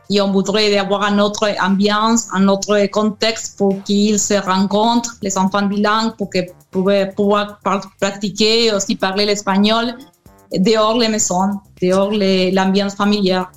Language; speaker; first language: French; non-native, learner; Spanish